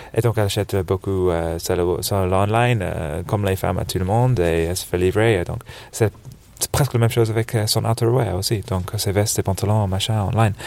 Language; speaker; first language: French; non-native, fluent; English